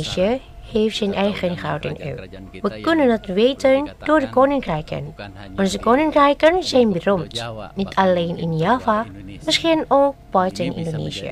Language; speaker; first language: Dutch; non-native, fluent; Indonesian